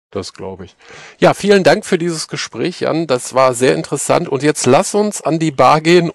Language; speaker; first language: German; native; German